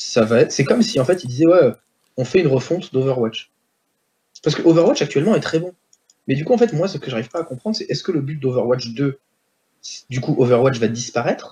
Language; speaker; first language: French; native; French